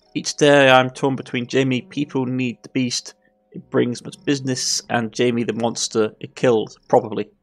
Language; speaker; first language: English; native; English